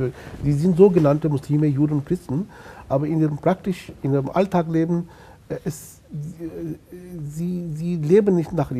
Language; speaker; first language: German; non-native, fluent; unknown